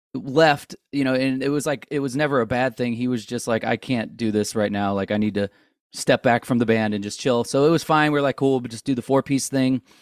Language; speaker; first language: English; native; English